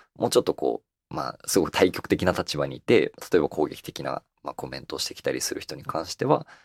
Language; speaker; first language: Japanese; native; Japanese